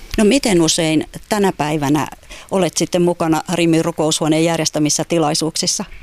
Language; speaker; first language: Finnish; native; Finnish